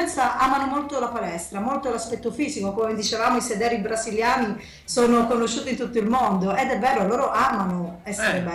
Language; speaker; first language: Italian; native; Italian